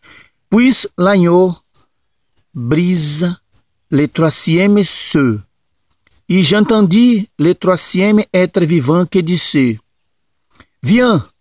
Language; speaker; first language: French; non-native, learner; Portuguese